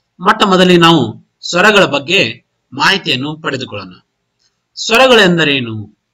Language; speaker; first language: Kannada; non-native, local second language; Urdu